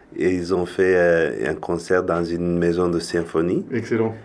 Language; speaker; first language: French; non-native, local second language; Kinyarwanda